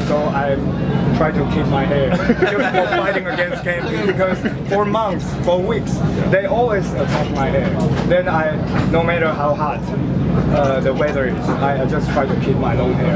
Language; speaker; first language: English; non-native, fluent; Chinese